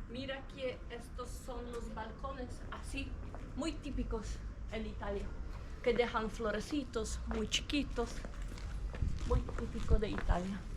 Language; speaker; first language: Spanish; non-native, fluent; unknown